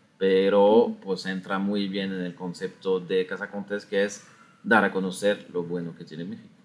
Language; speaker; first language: Spanish; non-native, fluent; French